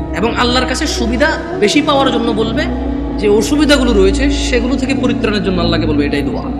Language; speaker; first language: Bangla; early bilingual, heritage; Bangla